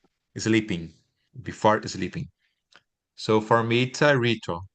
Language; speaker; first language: English; non-native, learner; Portuguese